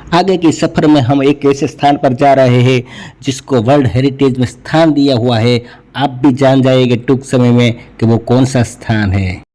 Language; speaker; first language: Hindi; non-native, local second language; Gujarati